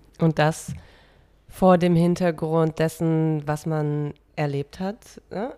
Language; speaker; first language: German; native; German